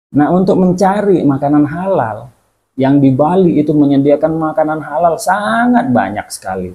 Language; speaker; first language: Indonesian; native; Indonesian